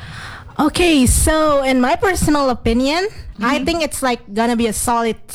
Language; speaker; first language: English; non-native, fluent; Indonesian